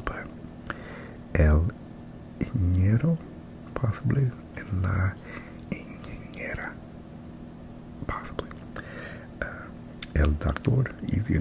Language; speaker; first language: Spanish; non-native, learner; English